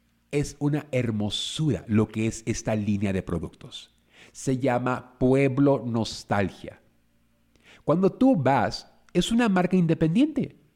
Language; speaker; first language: Spanish; native; Spanish